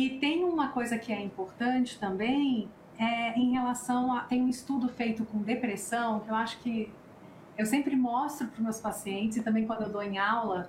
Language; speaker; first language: Portuguese; native; Portuguese